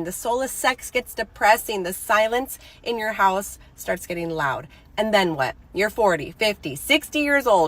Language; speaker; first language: English; native; English